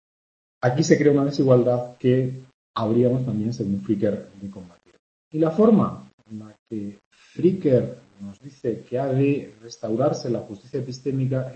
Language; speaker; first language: Spanish; native; Spanish